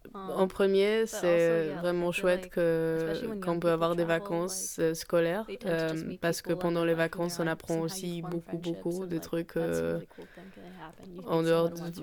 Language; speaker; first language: French; non-native, fluent; Polish